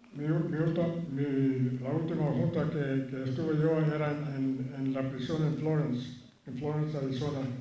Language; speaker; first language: Spanish; early bilingual, heritage; Spanish